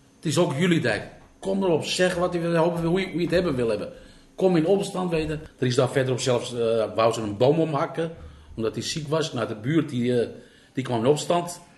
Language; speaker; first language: Dutch; non-native, fluent; Turkish